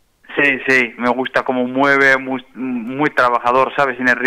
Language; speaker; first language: Spanish; non-native, fluent; Arabic